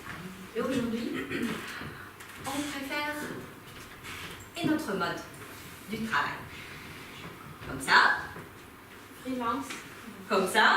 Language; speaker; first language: French; non-native, fluent; Ukrainian